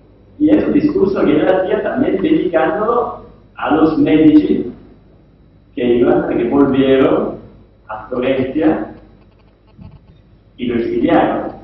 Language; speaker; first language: Spanish; non-native, fluent; Italian